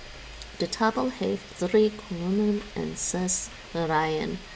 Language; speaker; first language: Dutch; non-native, learner; English